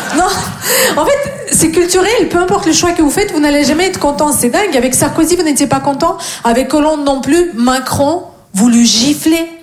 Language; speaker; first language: French; non-native, fluent; Russian